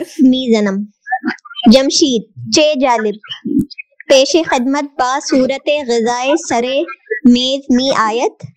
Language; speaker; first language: Persian; non-native, learner; Urdu